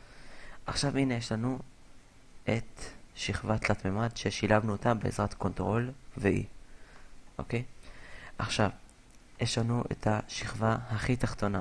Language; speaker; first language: Hebrew; native; Hebrew